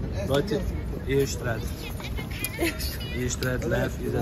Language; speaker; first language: German; early bilingual, other home language; Turkish